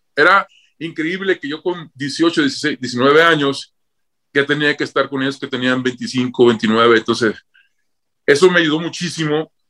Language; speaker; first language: Spanish; native; Spanish